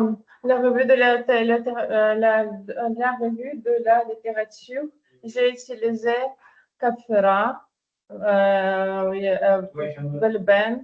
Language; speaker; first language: French; non-native, fluent; Portuguese